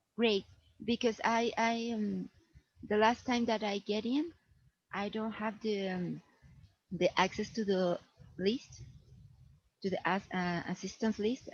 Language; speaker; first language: English; non-native, fluent; Spanish